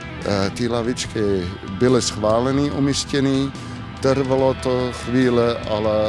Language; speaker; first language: Czech; non-native, fluent; Dutch